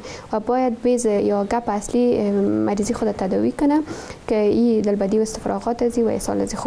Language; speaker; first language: Persian; native; Persian